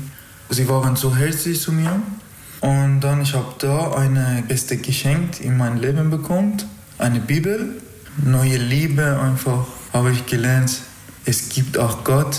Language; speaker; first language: German; non-native, learner; Persian